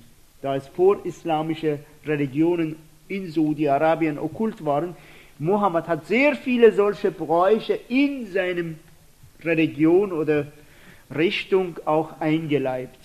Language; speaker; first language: German; non-native, fluent; Persian